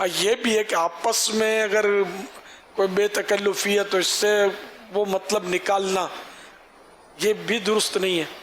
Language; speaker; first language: Urdu; non-native, local second language; Memoni